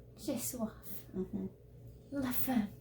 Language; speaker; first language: French; non-native, learner; English